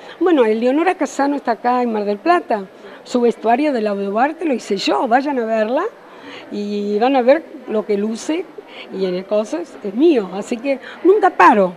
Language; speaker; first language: Spanish; early bilingual, other home language; Italian